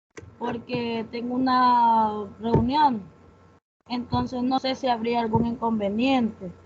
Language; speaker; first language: Spanish; native; Spanish